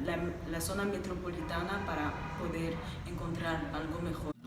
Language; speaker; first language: Spanish; non-native, fluent; French